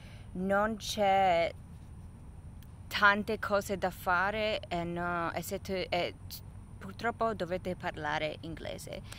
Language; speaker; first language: Italian; non-native, fluent; English